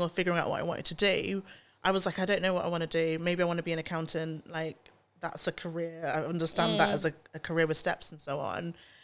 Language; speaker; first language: English; native; English